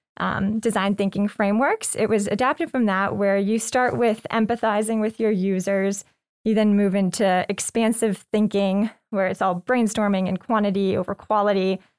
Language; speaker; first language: English; native; English